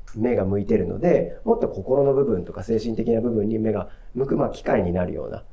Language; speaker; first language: Japanese; native; Japanese